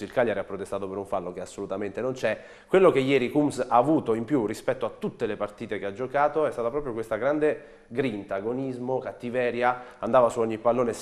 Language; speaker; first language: Italian; native; Italian